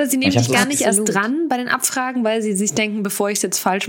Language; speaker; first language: German; early bilingual, other home language; Russian